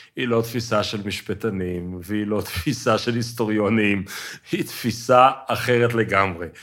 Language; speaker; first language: Hebrew; native; Hebrew